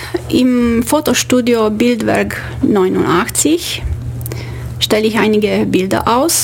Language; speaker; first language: German; non-native, fluent; Romanian